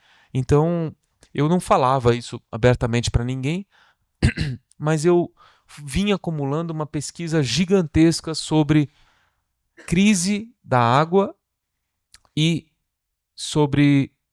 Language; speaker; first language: Portuguese; native; Portuguese